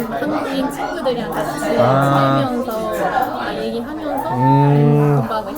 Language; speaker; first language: Korean; non-native, learner; Japanese